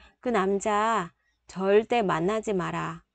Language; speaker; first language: Korean; non-native, fluent; Vietnamese